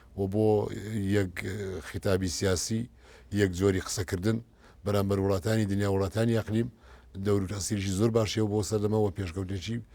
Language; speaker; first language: Central Kurdish; native; Central Kurdish